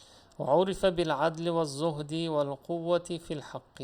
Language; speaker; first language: Arabic; non-native, fluent; Uzbek